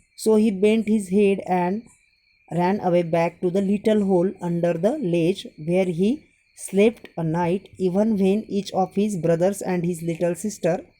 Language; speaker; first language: English; non-native, local second language; Marathi